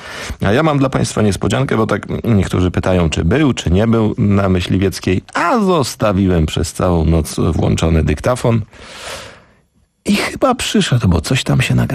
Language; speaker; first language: Polish; native; Polish